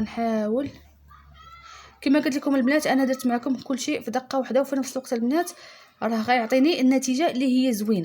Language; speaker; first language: Arabic; native; Arabic